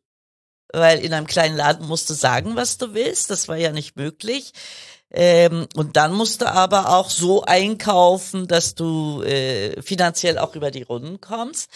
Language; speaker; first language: German; early bilingual, other home language; Kurdish